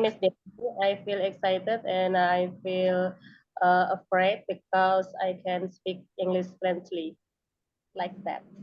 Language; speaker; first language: English; non-native, learner; Indonesian